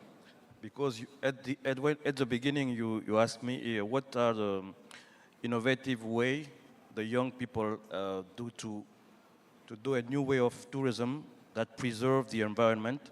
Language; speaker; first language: English; non-native, learner; French